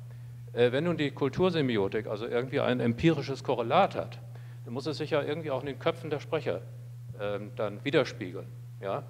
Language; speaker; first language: German; native; German